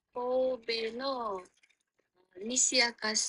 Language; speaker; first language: Japanese; non-native, fluent; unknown